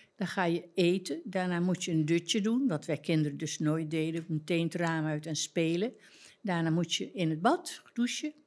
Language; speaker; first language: Dutch; native; Dutch